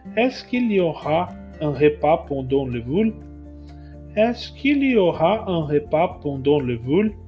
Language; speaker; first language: French; non-native, fluent; Portuguese